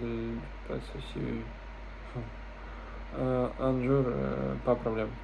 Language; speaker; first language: French; non-native, learner; Russian